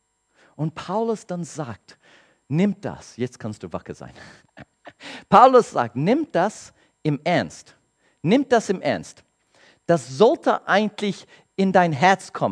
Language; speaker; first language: German; non-native, learner; English